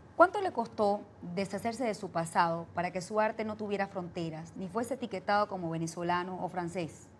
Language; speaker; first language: Spanish; native; Spanish